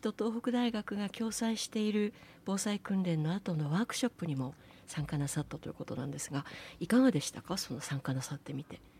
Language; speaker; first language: Japanese; native; Japanese